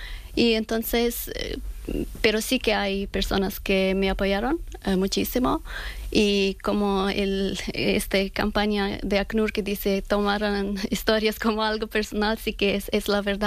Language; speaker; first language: Spanish; non-native, learner; Persian